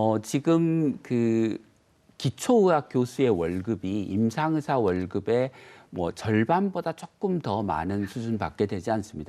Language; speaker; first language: Korean; native; Korean